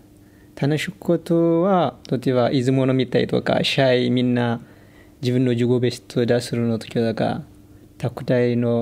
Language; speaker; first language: Japanese; non-native, learner; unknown